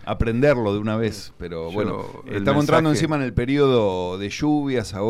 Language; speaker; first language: Spanish; native; Spanish